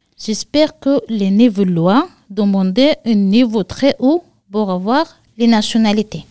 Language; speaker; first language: French; non-native, learner; Arabic